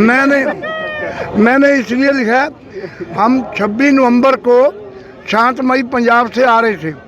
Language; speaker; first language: Hindi; non-native, local second language; Punjabi